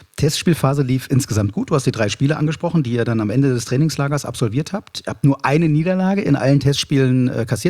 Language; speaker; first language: German; native; German